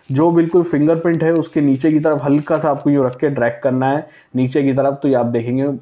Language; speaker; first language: Hindi; native; Hindi